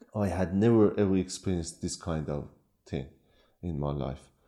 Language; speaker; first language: English; non-native, fluent; Kurdish